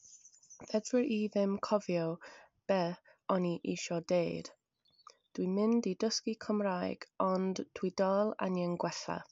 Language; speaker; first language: Welsh; non-native, learner; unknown